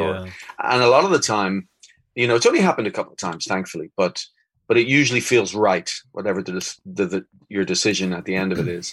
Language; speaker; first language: English; native; English